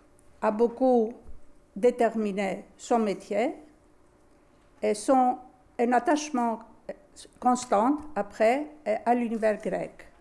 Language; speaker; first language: French; non-native, fluent; Greek